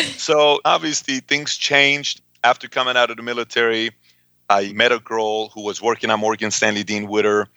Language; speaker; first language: English; early bilingual, other home language; Persian